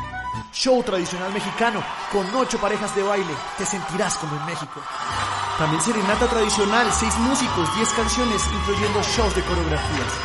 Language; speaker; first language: Spanish; native; Spanish